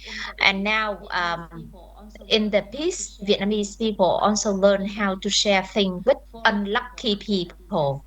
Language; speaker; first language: English; non-native, fluent; Vietnamese